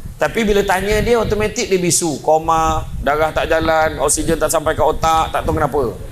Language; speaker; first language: Malay; native; Malay